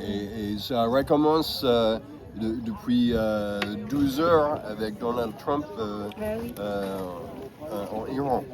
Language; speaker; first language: French; non-native, fluent; English